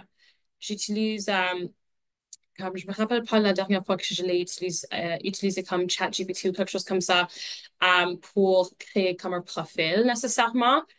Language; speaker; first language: French; non-native, local second language; English